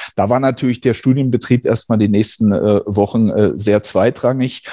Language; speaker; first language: German; native; German